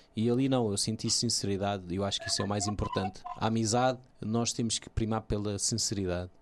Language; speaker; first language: Portuguese; early bilingual, other home language; Kabuverdianu